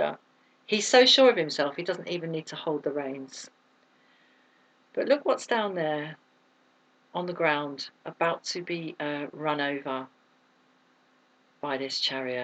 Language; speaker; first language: English; native; English